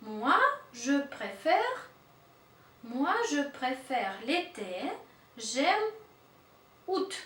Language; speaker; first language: French; non-native, fluent; Russian